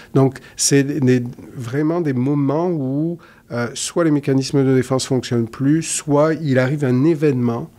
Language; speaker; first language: French; native; French